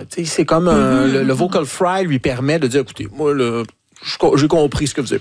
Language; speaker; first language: French; native; French